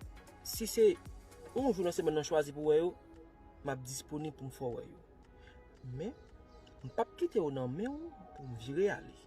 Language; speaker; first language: French; non-native, local second language; Haitian Creole